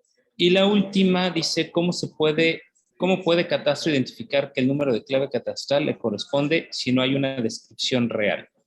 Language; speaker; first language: Spanish; native; Spanish